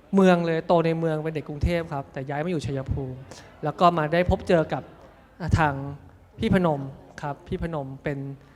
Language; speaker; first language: Thai; native; Thai